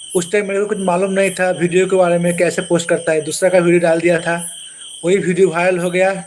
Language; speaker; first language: Hindi; non-native, local second language; Bangla